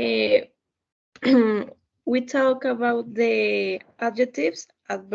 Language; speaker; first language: English; non-native, learner; Spanish